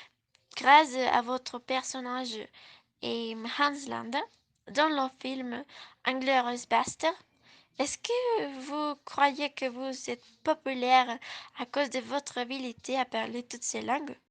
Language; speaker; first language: French; non-native, learner; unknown